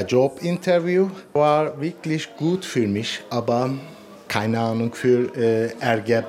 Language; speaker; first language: German; non-native, learner; Turkish